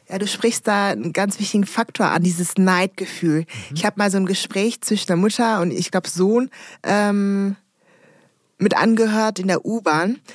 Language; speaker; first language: German; early bilingual, other home language; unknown